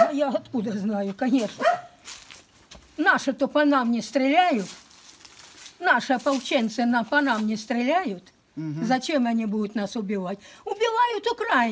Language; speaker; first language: Russian; native; Russian